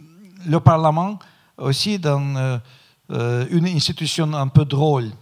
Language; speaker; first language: French; non-native, fluent; Russian